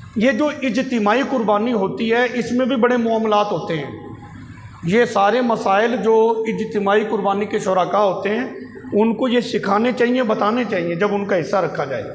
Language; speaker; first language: Urdu; non-native, local second language; Punjabi